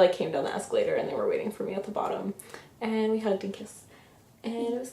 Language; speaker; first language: English; native; English